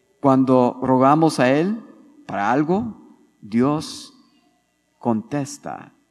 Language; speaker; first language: Spanish; non-native, fluent; English